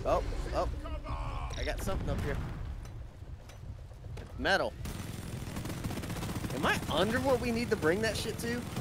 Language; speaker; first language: English; native; English